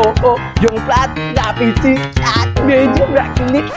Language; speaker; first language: Filipino; non-native, local second language; Cebuano